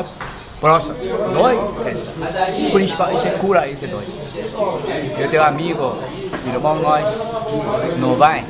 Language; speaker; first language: Portuguese; non-native, learner; Chinese